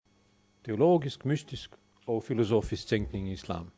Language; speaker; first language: Danish; non-native, fluent; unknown